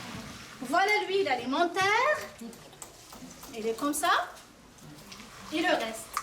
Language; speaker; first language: French; non-native, local second language; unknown